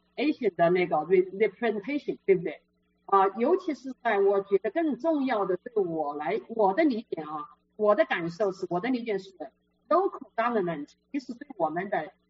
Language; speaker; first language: Chinese; native; Chinese